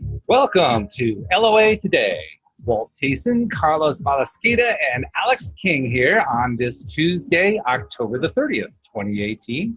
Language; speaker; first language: English; native; English